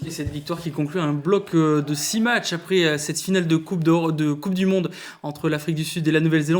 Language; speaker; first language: French; native; French